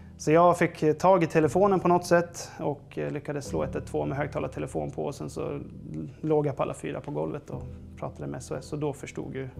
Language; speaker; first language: Swedish; native; Swedish